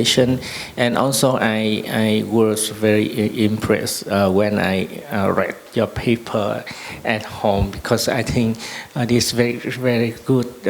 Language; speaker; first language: English; non-native, learner; Vietnamese